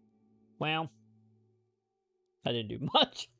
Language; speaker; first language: English; native; English